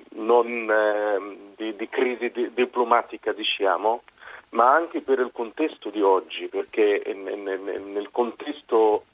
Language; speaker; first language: Italian; non-native, fluent; Arabic